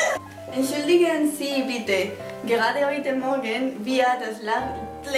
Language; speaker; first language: German; non-native, learner; Spanish